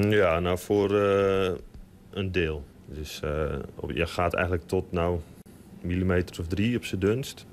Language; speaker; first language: Dutch; native; Dutch